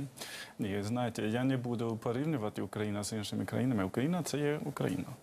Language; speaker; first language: Ukrainian; non-native, fluent; Swedish